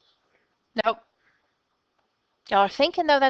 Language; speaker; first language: English; native; English